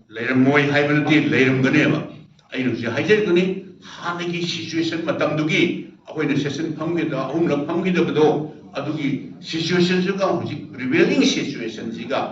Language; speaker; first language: Manipuri; native; Manipuri